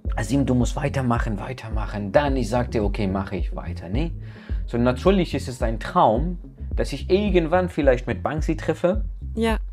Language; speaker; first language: German; non-native, learner; Persian